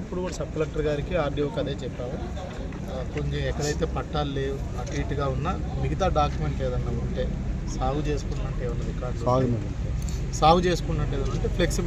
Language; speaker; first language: Telugu; native; Telugu